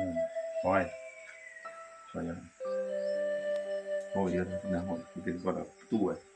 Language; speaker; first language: Thai; non-native, local second language; Lao